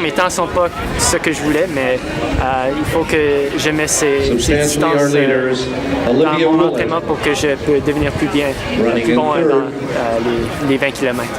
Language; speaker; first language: French; non-native, local second language; English